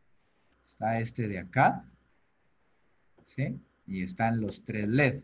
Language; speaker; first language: Spanish; native; Spanish